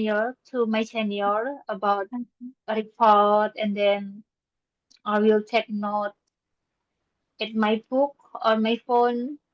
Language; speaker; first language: English; non-native, learner; Indonesian